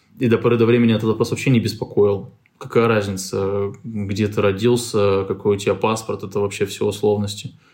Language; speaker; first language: Russian; native; Russian